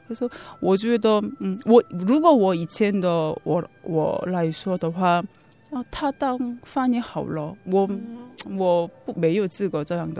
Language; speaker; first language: Chinese; non-native, fluent; Korean